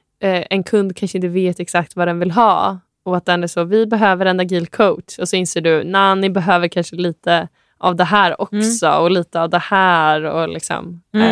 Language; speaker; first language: Swedish; native; Swedish